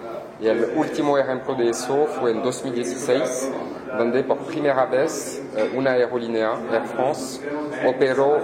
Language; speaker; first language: Spanish; non-native, fluent; French